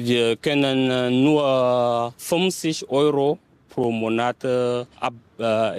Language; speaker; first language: German; non-native, learner; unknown